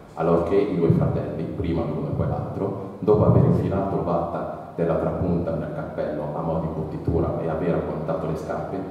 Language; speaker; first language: Italian; native; Italian